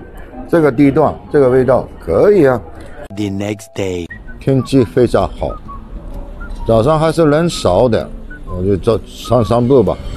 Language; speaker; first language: Chinese; non-native, fluent; Japanese